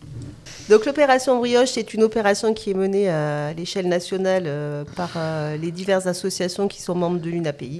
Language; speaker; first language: French; native; French